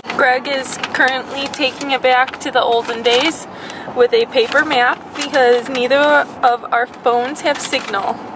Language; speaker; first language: English; native; English